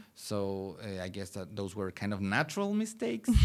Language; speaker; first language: English; non-native, fluent; Spanish